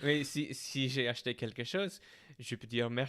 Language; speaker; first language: French; non-native, fluent; English